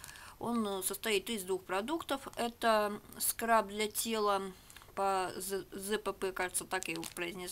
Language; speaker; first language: Russian; native; Russian